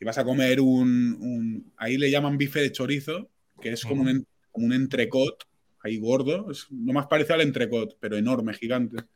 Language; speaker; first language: Spanish; non-native, local second language; Catalan